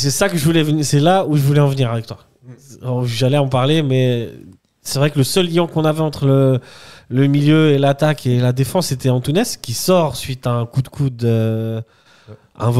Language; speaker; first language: French; native; French